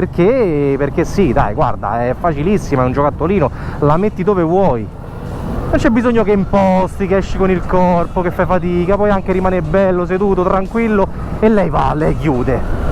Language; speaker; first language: Italian; native; Italian